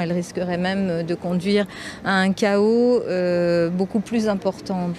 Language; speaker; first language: French; native; French